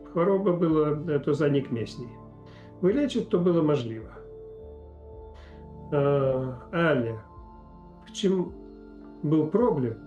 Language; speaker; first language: Polish; non-native, fluent; Ukrainian